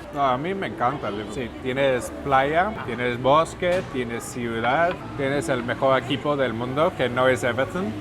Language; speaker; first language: Spanish; non-native, fluent; English